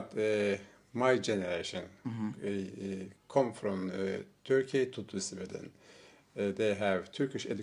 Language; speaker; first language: English; non-native, learner; Turkish